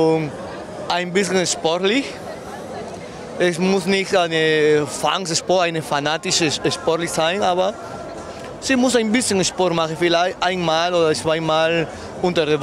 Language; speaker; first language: German; non-native, learner; Spanish